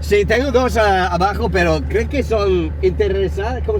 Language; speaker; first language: Spanish; non-native, learner; English